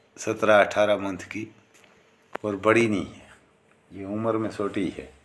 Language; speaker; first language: Hindi; non-native, local second language; Gujarati